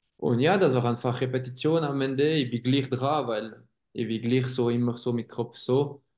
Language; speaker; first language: German; non-native, local second language; French